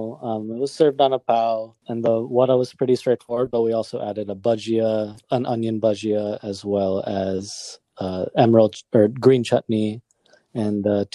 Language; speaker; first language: English; native; English